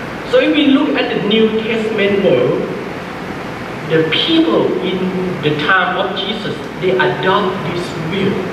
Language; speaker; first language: English; non-native, fluent; Thai